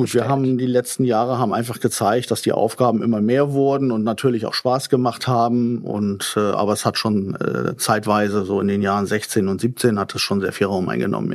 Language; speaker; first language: German; native; German